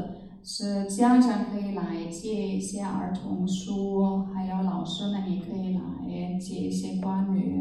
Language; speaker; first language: Chinese; non-native, fluent; German